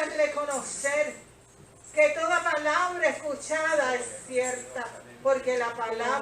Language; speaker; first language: Spanish; native; Spanish